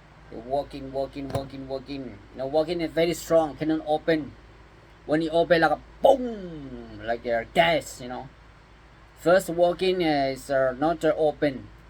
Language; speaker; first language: English; non-native, learner; Thai